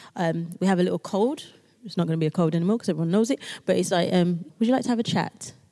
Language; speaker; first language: English; native; English